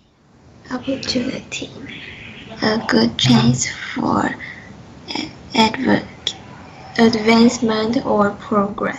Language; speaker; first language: English; non-native, learner; Chinese